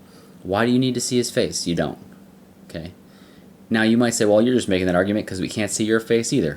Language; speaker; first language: English; native; English